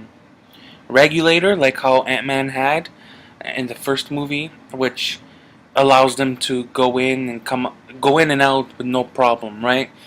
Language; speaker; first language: English; native; English